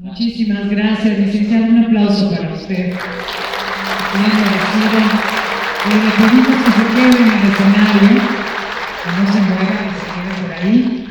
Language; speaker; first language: Spanish; native; Spanish